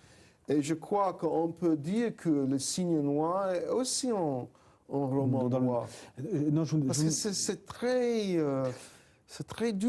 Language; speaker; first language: French; non-native, fluent; English